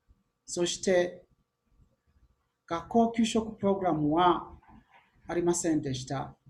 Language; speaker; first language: Japanese; non-native, learner; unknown